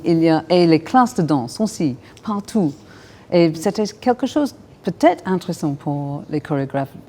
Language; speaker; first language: French; non-native, fluent; English